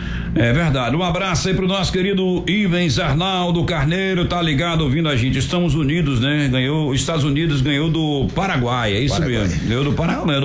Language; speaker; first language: Portuguese; native; Portuguese